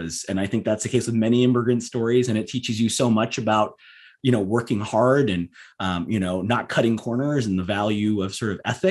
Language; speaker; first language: English; native; English